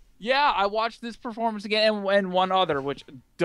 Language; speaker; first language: English; native; English